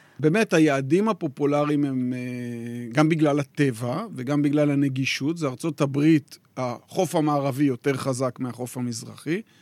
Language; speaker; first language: Hebrew; native; Hebrew